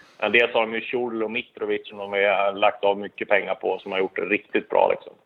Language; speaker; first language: Swedish; native; Swedish